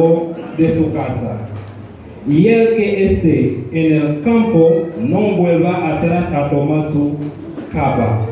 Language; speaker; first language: Spanish; non-native, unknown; Haitian Creole